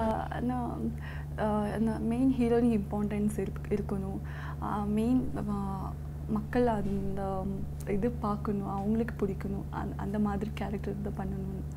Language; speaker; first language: Tamil; non-native, learner; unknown